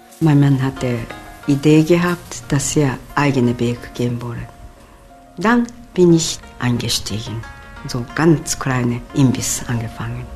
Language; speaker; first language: German; non-native, learner; Japanese